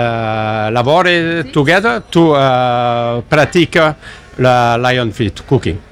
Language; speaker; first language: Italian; non-native, learner; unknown